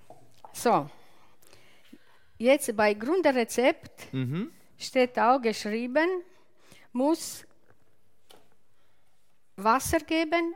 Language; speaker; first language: German; non-native, learner; Italian